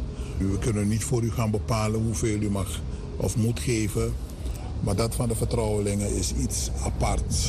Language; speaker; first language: Dutch; native; Dutch